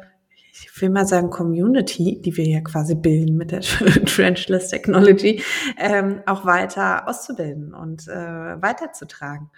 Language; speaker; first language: German; native; German